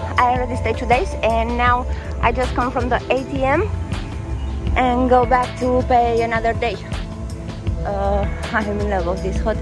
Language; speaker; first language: English; non-native, fluent; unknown